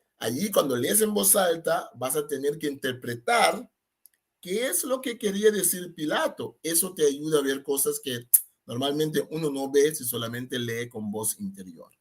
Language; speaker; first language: Spanish; non-native, fluent; Papiamento